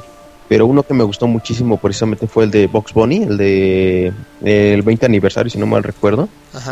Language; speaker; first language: Spanish; native; Spanish